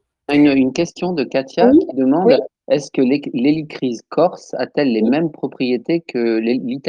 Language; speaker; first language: French; native; French